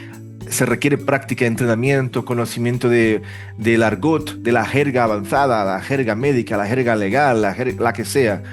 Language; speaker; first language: Spanish; early bilingual, heritage; Portuguese